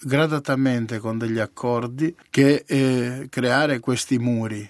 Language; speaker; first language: Italian; native; Italian